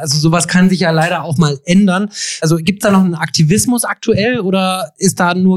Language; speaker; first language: German; native; German